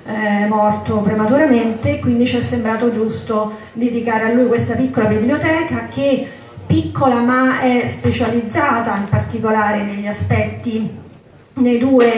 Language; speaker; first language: Italian; native; Italian